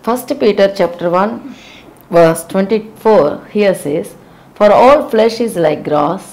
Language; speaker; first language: English; non-native, local second language; Telugu